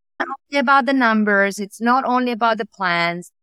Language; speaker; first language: English; non-native, fluent; Italian